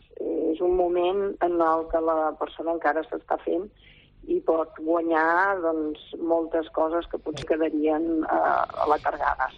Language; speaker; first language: Catalan; native; Catalan